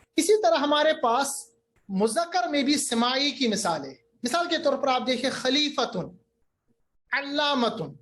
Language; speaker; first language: Urdu; native; Urdu